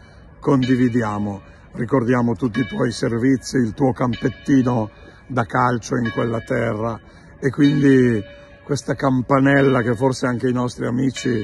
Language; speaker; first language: Italian; native; Italian